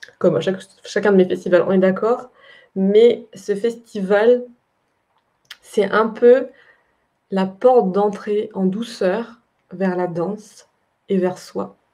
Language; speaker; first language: French; native; French